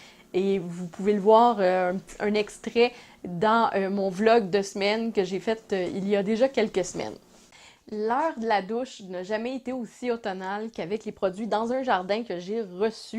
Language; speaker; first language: French; native; French